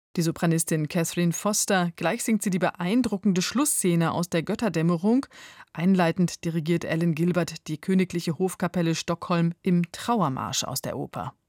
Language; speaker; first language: German; native; German